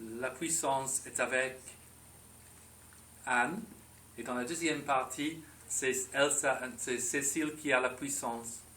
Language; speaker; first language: French; non-native, fluent; English